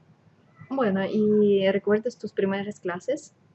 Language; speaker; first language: Spanish; non-native, fluent; Russian